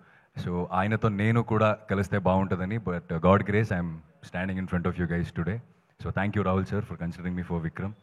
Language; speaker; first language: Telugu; non-native, fluent; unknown